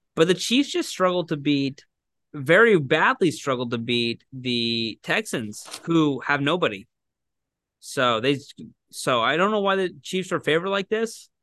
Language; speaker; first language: English; native; English